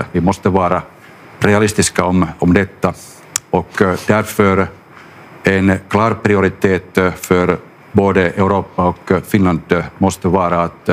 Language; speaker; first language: Swedish; non-native, local second language; Finnish